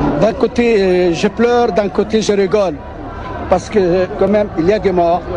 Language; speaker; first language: French; non-native, local second language; Arabic